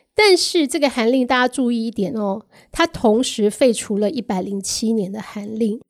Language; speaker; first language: Chinese; native; Chinese